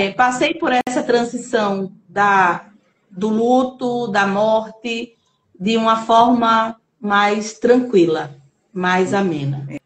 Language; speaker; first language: Portuguese; native; Portuguese